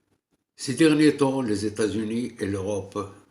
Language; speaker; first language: French; non-native, local second language; Arabic